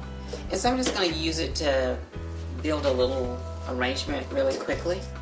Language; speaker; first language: English; native; English